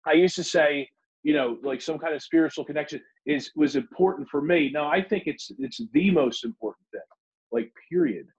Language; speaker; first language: English; native; English